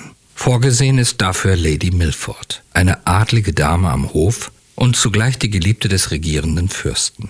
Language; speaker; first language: German; native; German